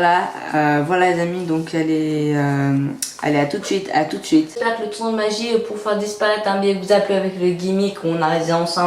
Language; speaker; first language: French; native; French